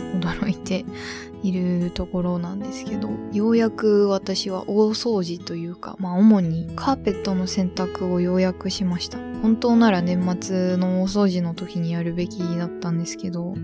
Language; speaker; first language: Japanese; native; Japanese